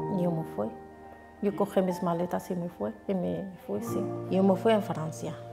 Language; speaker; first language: Spanish; non-native, learner; Arabic